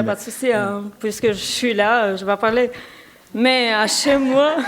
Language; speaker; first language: French; non-native, learner; Albanian